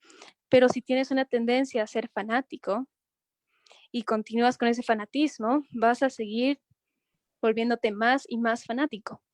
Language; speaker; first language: Spanish; native; Spanish